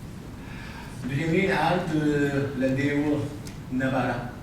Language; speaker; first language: French; non-native, fluent; Japanese